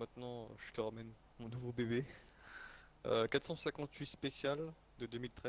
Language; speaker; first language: French; native; French